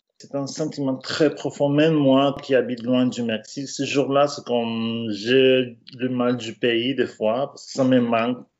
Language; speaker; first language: French; non-native, fluent; Spanish